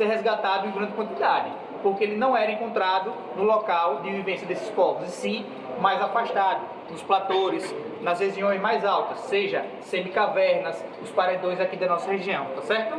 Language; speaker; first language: Portuguese; native; Portuguese